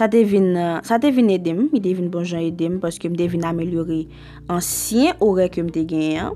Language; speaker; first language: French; non-native, local second language; Haitian Creole